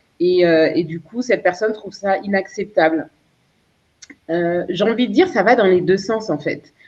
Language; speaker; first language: French; early bilingual, other home language; Lingala